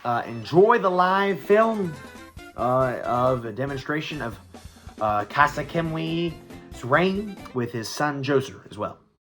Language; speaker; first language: English; native; English